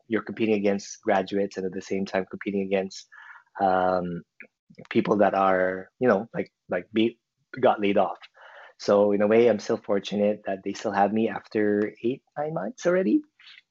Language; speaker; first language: English; non-native, local second language; Filipino